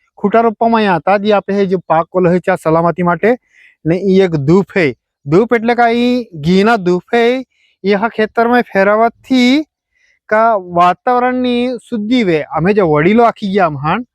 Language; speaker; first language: Gujarati; non-native, local second language; Bhili